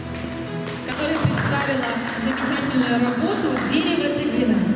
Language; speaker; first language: Russian; native; Russian